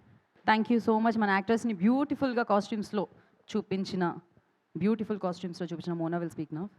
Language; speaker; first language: Telugu; native; Telugu